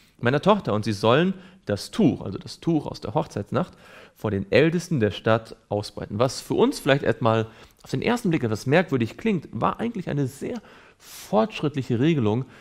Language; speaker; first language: German; native; German